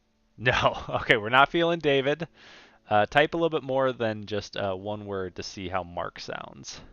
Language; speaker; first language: English; native; English